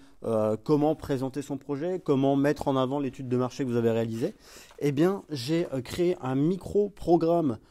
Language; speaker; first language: French; native; French